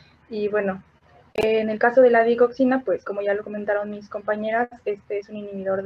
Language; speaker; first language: Spanish; native; Spanish